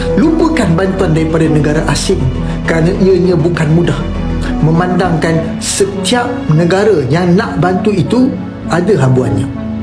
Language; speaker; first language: Malay; native; Malay